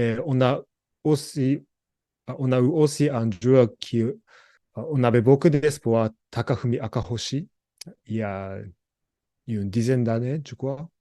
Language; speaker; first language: French; non-native, learner; Japanese